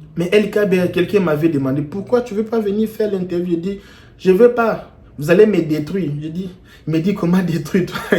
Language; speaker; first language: French; non-native, local second language; Lingala